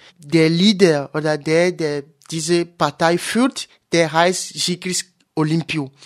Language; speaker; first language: German; non-native, learner; Ewe